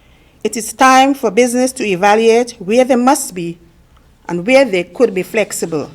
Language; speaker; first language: English; native; English